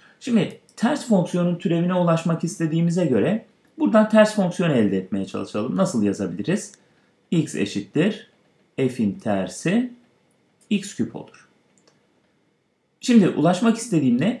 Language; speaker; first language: Turkish; native; Turkish